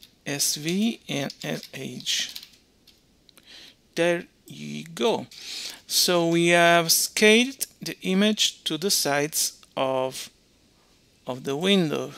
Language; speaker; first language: English; non-native, fluent; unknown